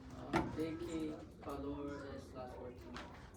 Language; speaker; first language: Spanish; non-native, learner; English